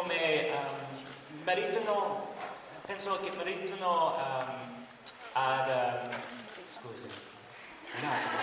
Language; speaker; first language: Italian; non-native, learner; English